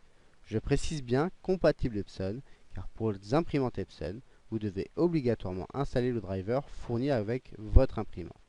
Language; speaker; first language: French; native; French